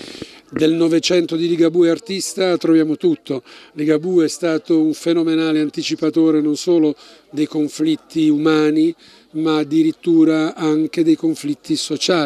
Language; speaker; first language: Italian; native; Italian